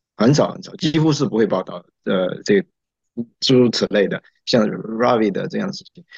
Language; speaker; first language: Chinese; native; Chinese